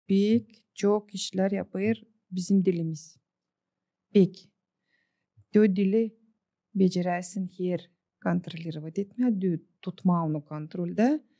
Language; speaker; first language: Turkish; non-native, local second language; Gagauz